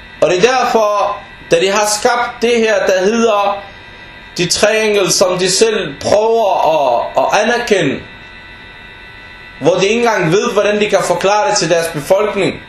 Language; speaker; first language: Danish; non-native, fluent; Arabic